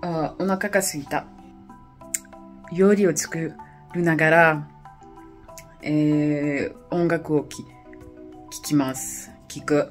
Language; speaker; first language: Japanese; non-native, learner; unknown